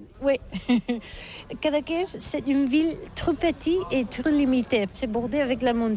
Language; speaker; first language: French; non-native, learner; Catalan